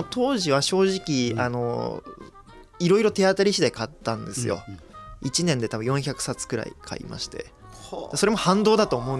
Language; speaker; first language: Japanese; native; Japanese